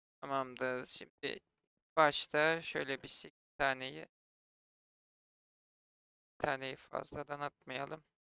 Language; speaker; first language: Turkish; native; Turkish